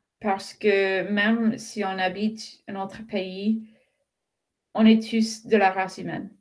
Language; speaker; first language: French; non-native, fluent; English